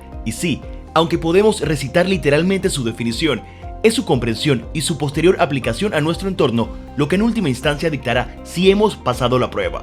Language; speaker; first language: Spanish; native; Spanish